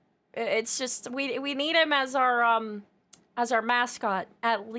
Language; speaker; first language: English; native; English